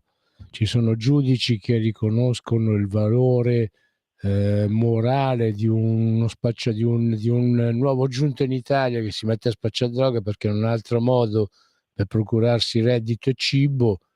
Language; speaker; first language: Italian; native; Italian